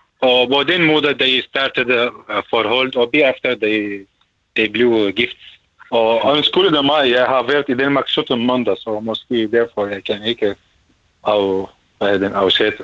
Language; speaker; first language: Danish; non-native, learner; Arabic